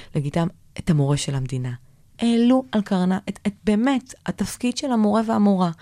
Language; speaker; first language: Hebrew; native; Hebrew